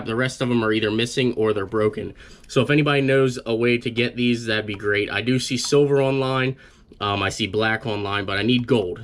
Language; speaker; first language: English; native; English